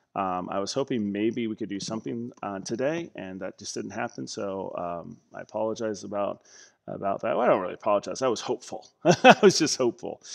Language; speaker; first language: English; native; English